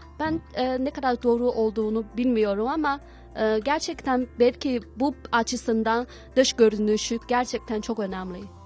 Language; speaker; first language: Turkish; non-native, learner; Chinese